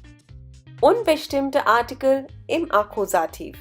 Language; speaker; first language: German; non-native, fluent; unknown